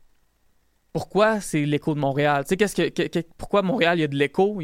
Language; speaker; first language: French; native; French